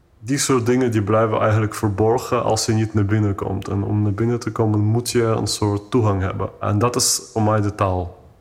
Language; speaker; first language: Dutch; non-native, fluent; Ukrainian